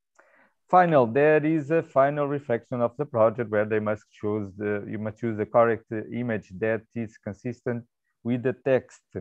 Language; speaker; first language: English; non-native, fluent; Portuguese